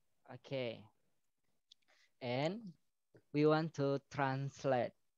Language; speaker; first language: English; non-native, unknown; Indonesian